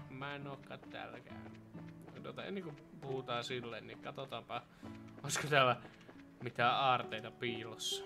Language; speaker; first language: Finnish; native; Finnish